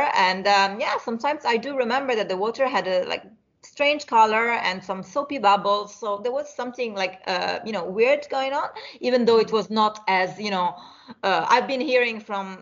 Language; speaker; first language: English; non-native, fluent; Italian